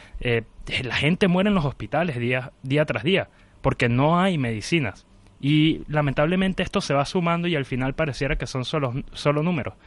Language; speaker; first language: Spanish; native; Spanish